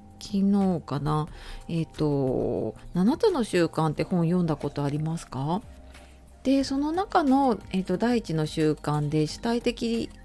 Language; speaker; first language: Japanese; native; Japanese